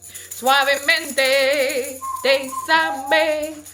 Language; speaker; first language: Spanish; non-native, learner; French